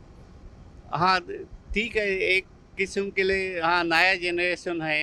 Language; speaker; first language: Hindi; non-native, local second language; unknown